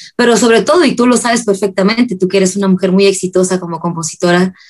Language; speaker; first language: Spanish; native; Spanish